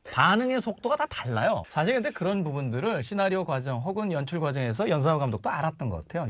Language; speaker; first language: Korean; native; Korean